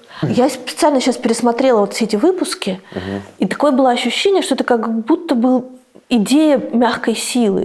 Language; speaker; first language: Russian; native; Russian